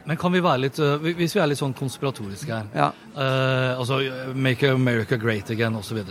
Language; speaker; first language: Norwegian; native; Norwegian